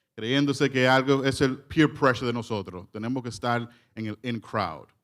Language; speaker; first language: Spanish; early bilingual, heritage; Spanish